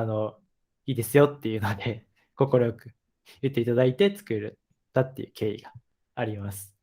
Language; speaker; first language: Japanese; native; Japanese